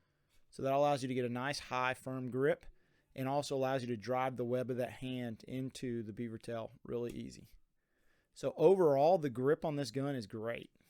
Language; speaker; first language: English; native; English